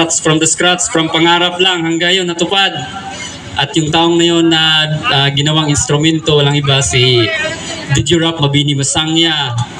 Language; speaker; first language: Filipino; non-native, local second language; Cebuano